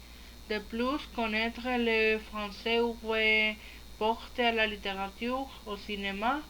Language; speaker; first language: French; non-native, learner; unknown